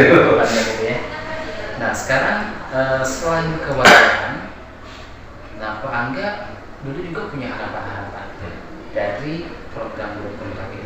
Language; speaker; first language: Indonesian; native; Indonesian